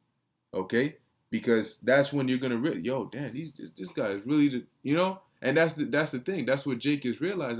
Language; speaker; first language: English; native; English